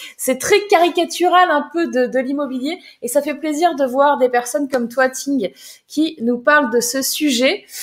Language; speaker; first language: French; native; French